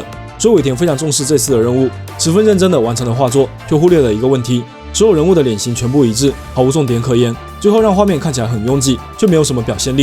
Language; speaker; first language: Chinese; native; Chinese